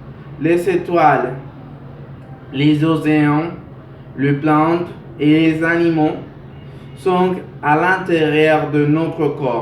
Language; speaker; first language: French; non-native, learner; Spanish